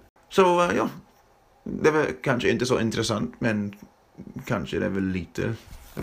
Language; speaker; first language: Swedish; non-native, fluent; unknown